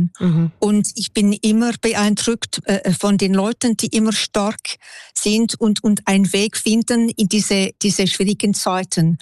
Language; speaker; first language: German; non-native, local second language; French